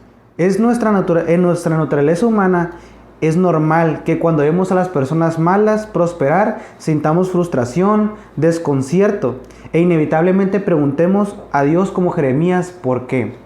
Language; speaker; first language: Spanish; native; Spanish